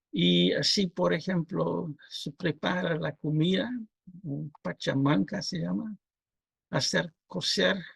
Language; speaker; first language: Spanish; non-native, fluent; Dutch